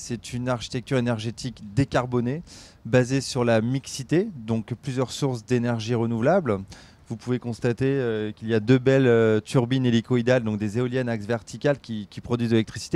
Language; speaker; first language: French; native; French